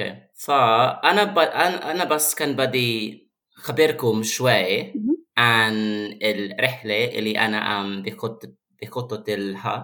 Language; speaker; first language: Arabic; non-native, fluent; English